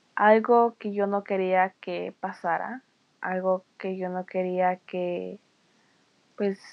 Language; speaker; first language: Spanish; early bilingual, heritage; Spanish